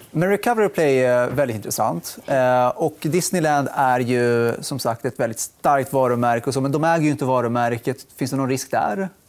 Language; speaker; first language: Swedish; native; Swedish